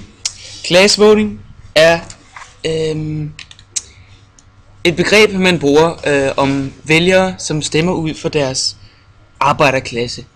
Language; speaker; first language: Danish; native; Danish